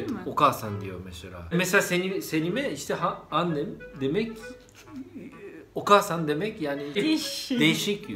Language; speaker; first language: Turkish; non-native, fluent; Japanese